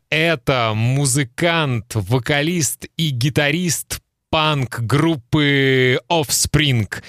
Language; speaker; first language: Russian; native; Russian